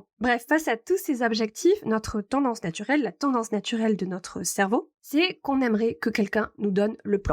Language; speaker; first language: French; native; French